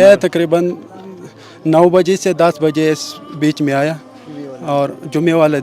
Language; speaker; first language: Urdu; non-native, local second language; Pashto